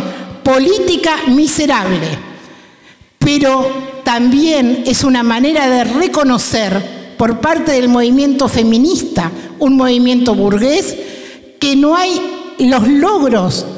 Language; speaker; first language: Spanish; native; Spanish